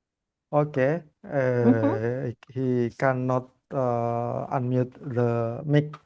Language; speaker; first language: English; non-native, learner; Indonesian